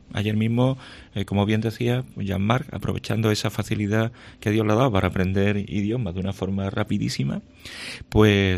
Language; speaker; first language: Spanish; native; Spanish